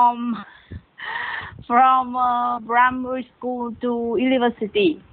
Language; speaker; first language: English; non-native, learner; Vietnamese